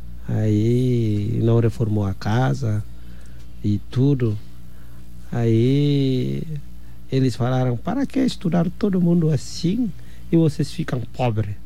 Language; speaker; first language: Portuguese; non-native, fluent; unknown